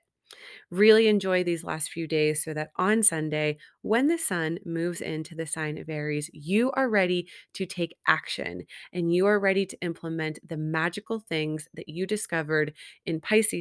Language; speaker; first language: English; native; English